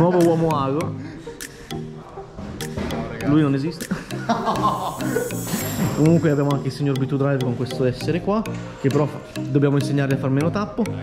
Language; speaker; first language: Italian; native; Italian